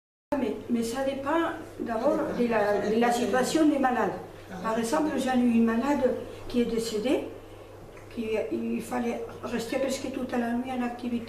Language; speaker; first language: French; non-native, fluent; Spanish